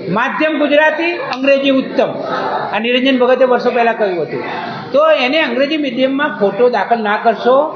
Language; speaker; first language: Gujarati; native; Gujarati